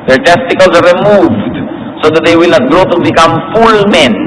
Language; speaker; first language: English; non-native, local second language; Filipino